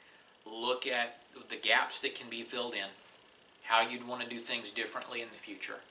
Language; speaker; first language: English; native; English